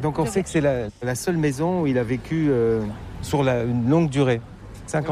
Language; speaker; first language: French; native; French